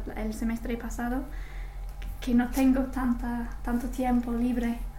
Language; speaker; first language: Spanish; non-native, fluent; English